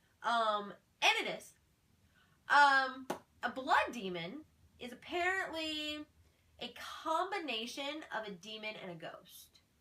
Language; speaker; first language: English; native; English